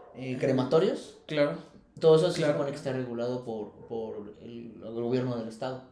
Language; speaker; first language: Spanish; native; Spanish